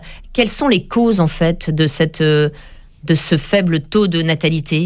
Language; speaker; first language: French; native; French